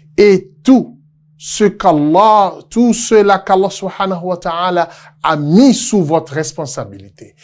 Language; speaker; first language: French; non-native, local second language; Yoruba